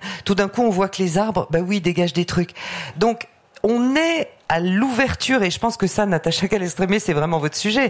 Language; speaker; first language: French; native; French